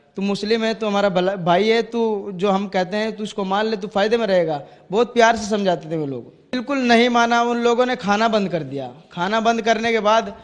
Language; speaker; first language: Hindi; native; Hindi